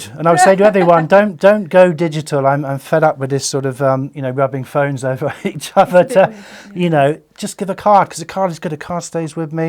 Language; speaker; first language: English; native; English